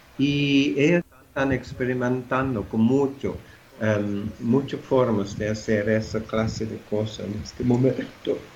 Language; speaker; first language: Spanish; non-native, fluent; English